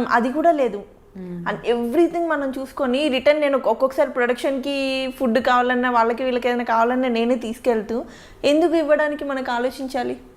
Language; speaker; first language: Telugu; native; Telugu